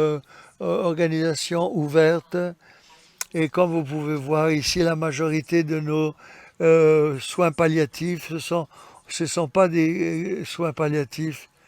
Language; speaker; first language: French; non-native, fluent; English